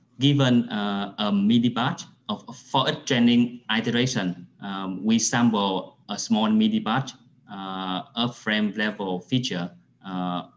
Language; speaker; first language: English; non-native, fluent; Vietnamese